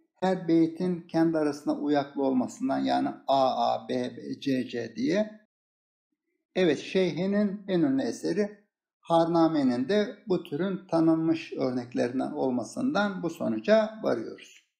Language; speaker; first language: Turkish; native; Turkish